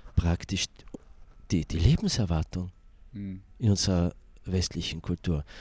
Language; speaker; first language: German; native; German